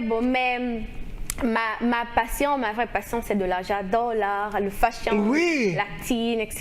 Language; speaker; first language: French; non-native, local second language; Haitian Creole